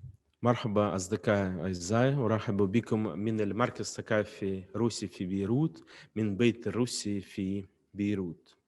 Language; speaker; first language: Arabic; non-native, fluent; Russian